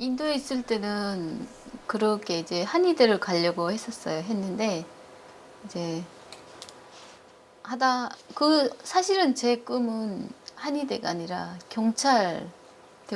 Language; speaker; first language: Korean; native; Korean